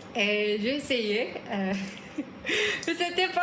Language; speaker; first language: French; non-native, learner; Korean